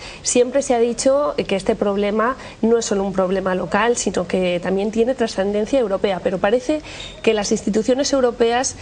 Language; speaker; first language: Spanish; native; Spanish